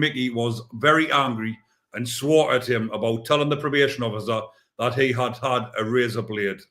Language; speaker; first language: English; native; English